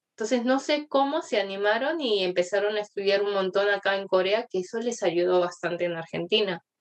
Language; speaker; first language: Spanish; early bilingual, other home language; Korean